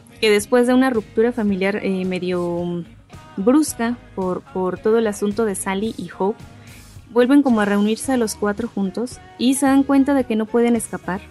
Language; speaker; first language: Spanish; native; Spanish